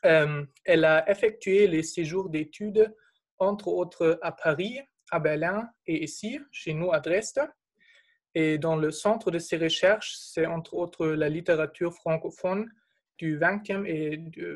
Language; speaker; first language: French; non-native, fluent; German